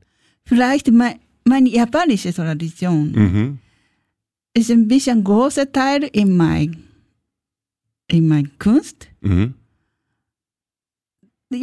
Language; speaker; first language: German; non-native, learner; Japanese